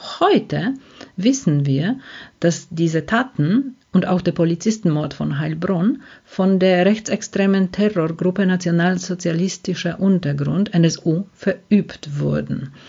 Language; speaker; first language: German; non-native, fluent; Polish